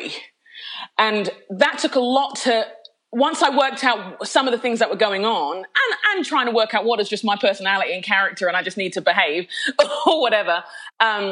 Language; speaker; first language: English; native; English